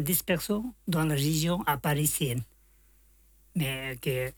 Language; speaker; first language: French; non-native, learner; Tibetan